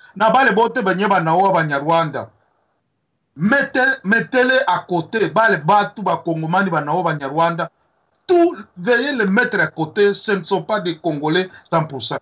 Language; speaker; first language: French; non-native, local second language; Swahili